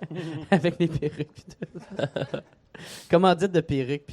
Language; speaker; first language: French; native; French